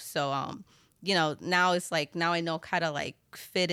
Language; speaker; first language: English; native; English